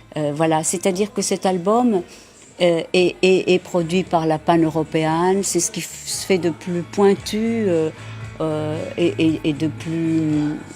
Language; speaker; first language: French; early bilingual, heritage; French